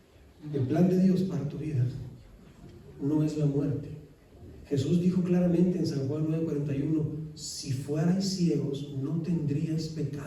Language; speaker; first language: Spanish; native; Spanish